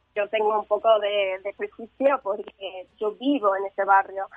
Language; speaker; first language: Spanish; non-native, fluent; English